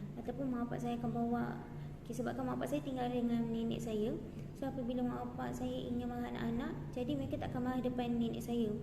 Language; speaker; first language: Malay; native; Malay